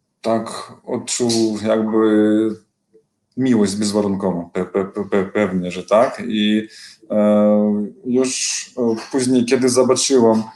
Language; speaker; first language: Polish; non-native, learner; Belarusian